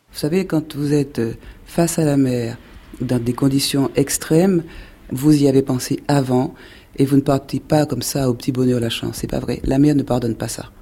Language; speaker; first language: French; non-native, fluent; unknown